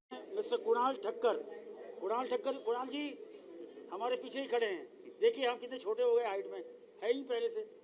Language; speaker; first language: Hindi; native; Hindi